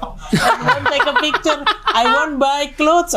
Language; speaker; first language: English; non-native, learner; Indonesian